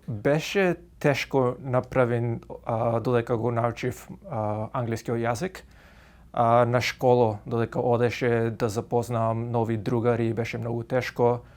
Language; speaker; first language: Macedonian; native; Macedonian